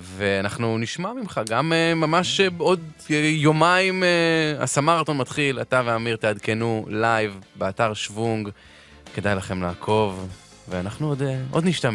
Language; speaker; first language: Hebrew; native; Hebrew